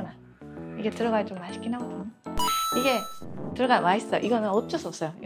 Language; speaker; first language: Korean; non-native, fluent; Japanese